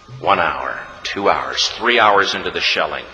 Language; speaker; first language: English; native; English